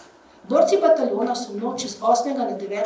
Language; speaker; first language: Slovenian; native; Slovenian